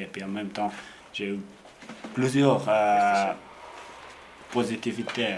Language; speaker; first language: French; non-native, learner; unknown